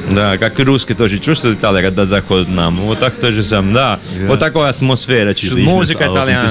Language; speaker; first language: Russian; non-native, learner; Italian